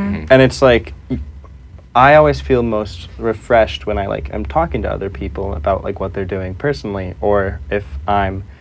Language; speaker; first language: English; native; English